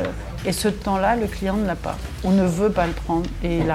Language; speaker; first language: French; native; French